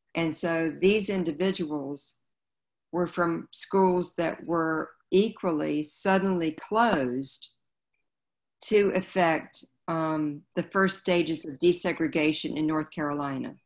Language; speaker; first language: English; native; English